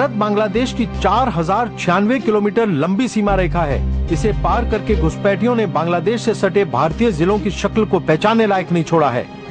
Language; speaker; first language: Hindi; native; Hindi